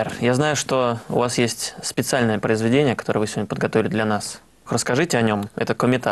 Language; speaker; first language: Russian; native; Russian